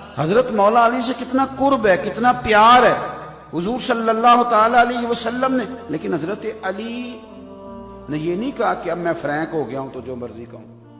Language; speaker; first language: Urdu; non-native, local second language; Punjabi